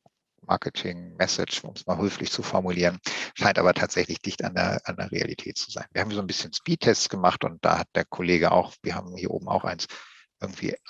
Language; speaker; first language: German; native; German